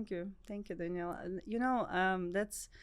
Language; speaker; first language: English; non-native, learner; Ukrainian